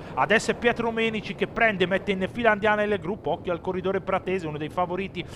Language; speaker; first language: Italian; native; Italian